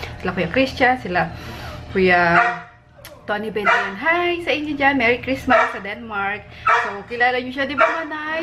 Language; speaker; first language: Filipino; non-native, local second language; Bikol